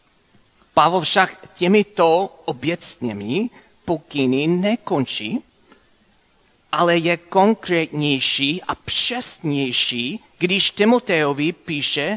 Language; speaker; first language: Czech; non-native, fluent; English